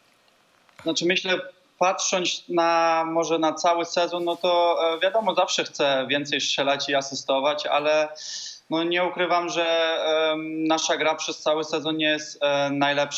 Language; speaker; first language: Polish; early bilingual, heritage; Polish